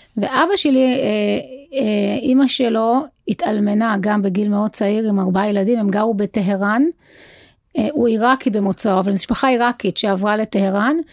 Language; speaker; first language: Hebrew; native; Hebrew